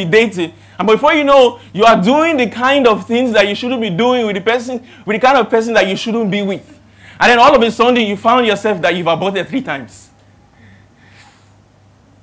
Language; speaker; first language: English; non-native, local second language; Yoruba